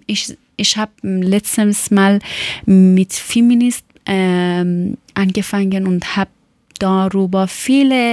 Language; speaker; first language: German; non-native, learner; Persian